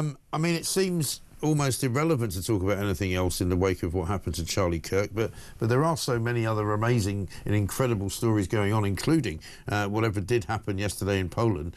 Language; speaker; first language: English; native; English